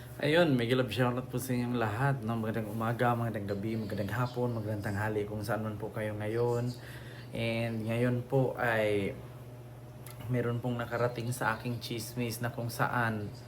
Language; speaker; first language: Filipino; native; Filipino